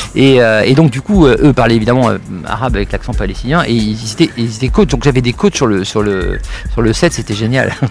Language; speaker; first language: French; native; French